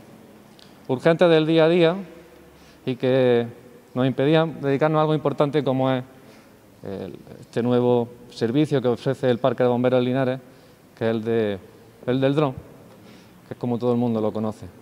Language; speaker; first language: Spanish; native; Spanish